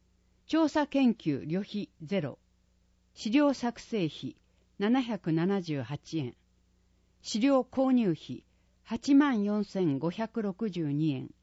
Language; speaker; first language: Japanese; native; Japanese